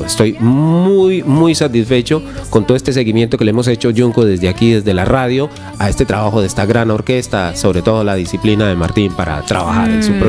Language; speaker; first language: Spanish; native; Spanish